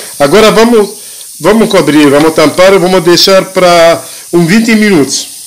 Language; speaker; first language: Portuguese; non-native, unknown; Arabic